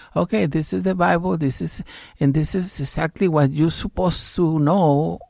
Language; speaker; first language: English; non-native, fluent; Spanish